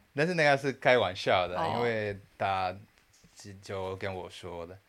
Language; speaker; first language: Chinese; non-native, fluent; Spanish